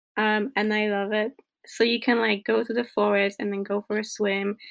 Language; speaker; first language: English; non-native, fluent; Polish